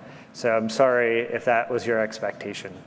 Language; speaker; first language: English; native; English